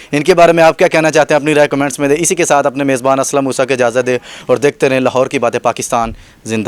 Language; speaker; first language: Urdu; non-native, local second language; Punjabi